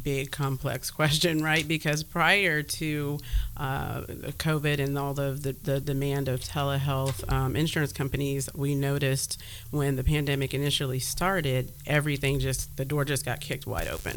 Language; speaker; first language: English; native; English